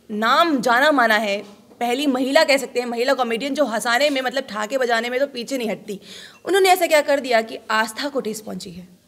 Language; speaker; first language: Hindi; native; Hindi